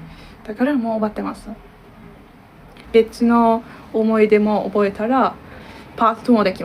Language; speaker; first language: Japanese; non-native, learner; Turkish